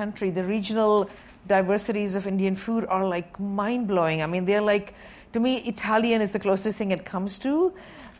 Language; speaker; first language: English; non-native, local second language; Sindhi